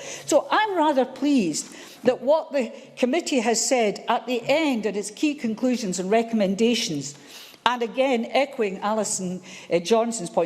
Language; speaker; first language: English; native; English